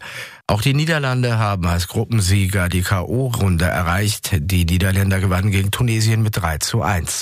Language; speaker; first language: German; native; German